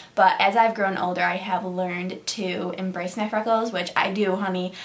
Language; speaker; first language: English; native; English